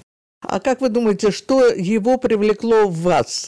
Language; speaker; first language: Russian; native; Russian